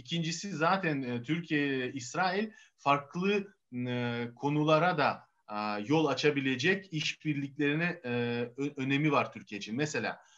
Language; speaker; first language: Turkish; non-native, fluent; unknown